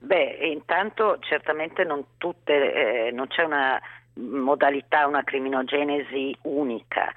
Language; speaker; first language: Italian; native; Italian